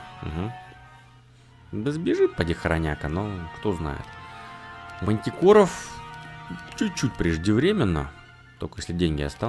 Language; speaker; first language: Russian; native; Russian